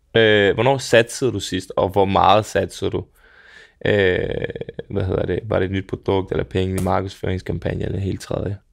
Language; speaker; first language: Danish; early bilingual, other home language; Serbian